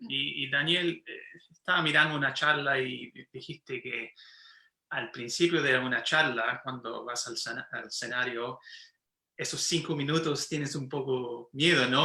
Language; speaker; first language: Spanish; non-native, fluent; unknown